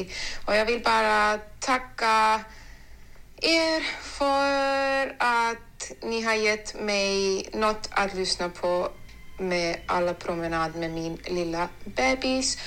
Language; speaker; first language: Swedish; non-native, learner; Estonian